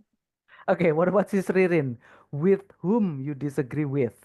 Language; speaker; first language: English; non-native, fluent; Indonesian